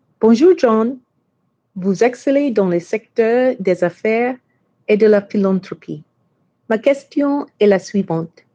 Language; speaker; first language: French; native; French